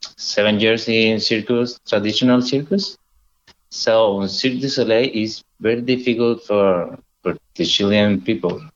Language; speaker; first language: English; non-native, learner; Spanish